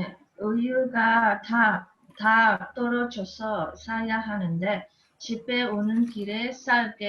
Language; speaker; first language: Korean; non-native, learner; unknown